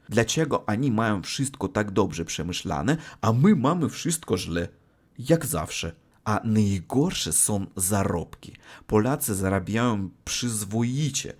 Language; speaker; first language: Polish; non-native, learner; Russian